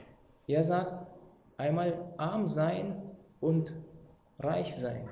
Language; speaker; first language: German; non-native, fluent; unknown